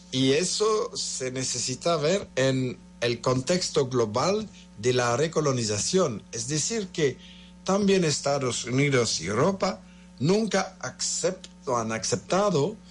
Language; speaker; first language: Spanish; non-native, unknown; French